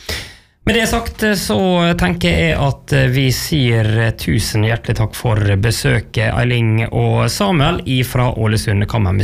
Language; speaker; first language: Norwegian; native; Norwegian